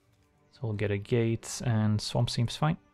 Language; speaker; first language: English; native; English